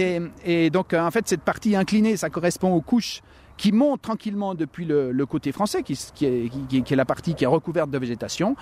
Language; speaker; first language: French; native; French